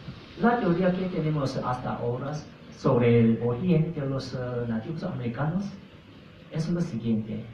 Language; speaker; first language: Spanish; non-native, fluent; Korean